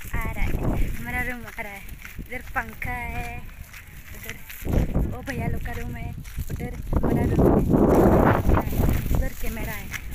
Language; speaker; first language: Hindi; non-native, local second language; Bodo